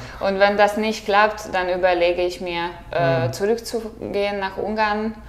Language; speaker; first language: German; non-native, fluent; Hungarian